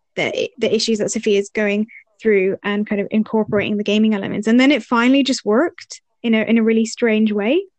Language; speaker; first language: English; early bilingual, other home language; Arabic